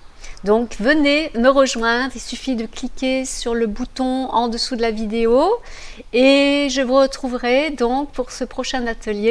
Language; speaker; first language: French; native; French